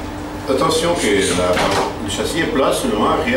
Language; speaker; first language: French; non-native, fluent; Portuguese